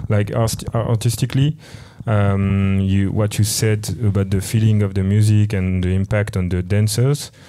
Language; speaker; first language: English; non-native, fluent; French